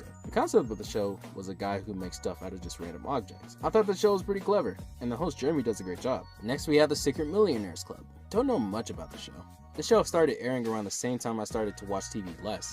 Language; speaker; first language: English; native; English